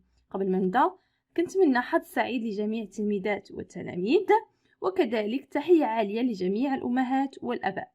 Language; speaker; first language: Arabic; native; Arabic